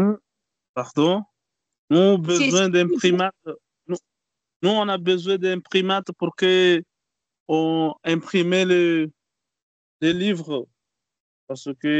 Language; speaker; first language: French; non-native, learner; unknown